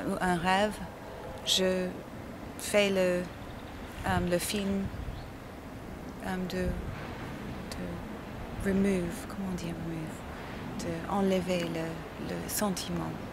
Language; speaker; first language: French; non-native, learner; English